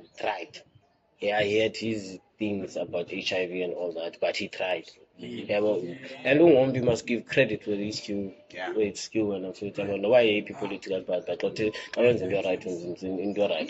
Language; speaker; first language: English; non-native, local second language; Xhosa